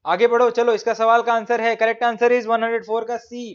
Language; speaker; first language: Hindi; native; Hindi